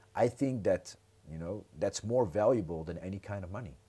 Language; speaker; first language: English; non-native, fluent; Croatian